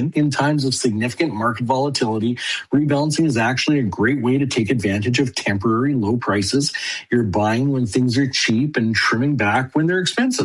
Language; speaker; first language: English; native; English